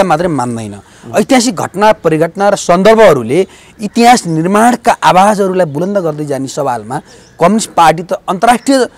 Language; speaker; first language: Nepali; native; Nepali